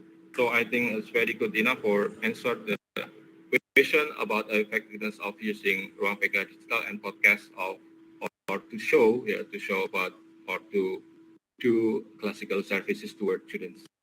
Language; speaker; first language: English; non-native, learner; Indonesian